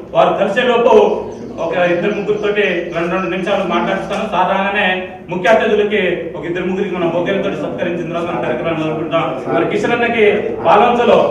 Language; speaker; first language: Telugu; non-native, local second language; Lambadi